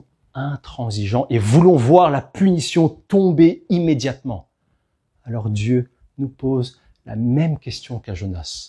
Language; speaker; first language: French; native; French